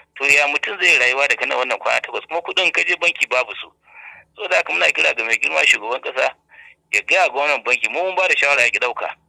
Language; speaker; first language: Hausa; native; Hausa